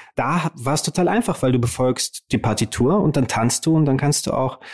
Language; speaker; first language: German; early bilingual, other home language; Romanian